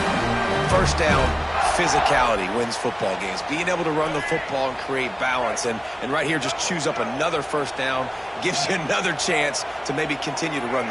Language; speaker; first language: English; native; English